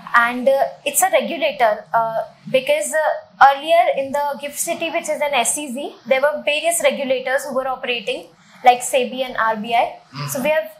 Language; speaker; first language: English; non-native, local second language; Hindi